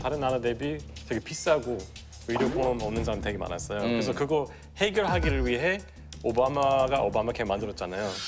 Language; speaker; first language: Korean; non-native, fluent; English